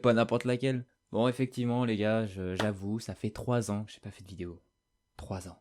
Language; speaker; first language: French; native; French